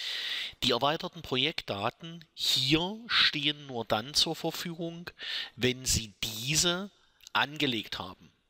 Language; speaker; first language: German; native; German